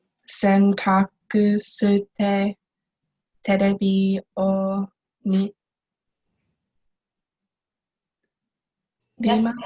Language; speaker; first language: Japanese; non-native, learner; English